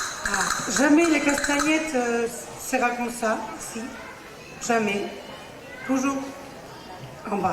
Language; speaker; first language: French; non-native, learner; Spanish